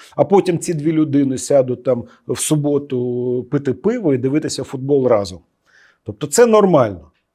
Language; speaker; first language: Ukrainian; non-native, local second language; Russian